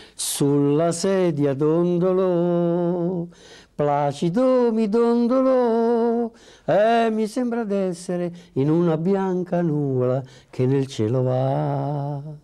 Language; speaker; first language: Italian; native; Italian